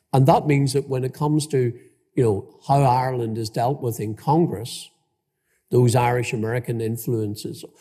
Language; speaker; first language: English; native; English